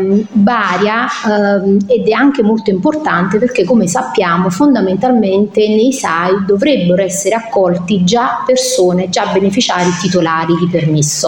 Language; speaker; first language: Italian; native; Italian